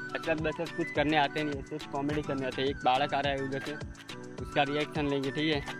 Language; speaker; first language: Hindi; non-native, local second language; Gujarati